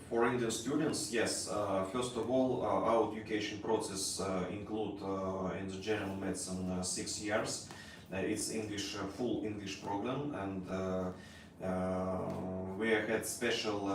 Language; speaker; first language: English; non-native, learner; Russian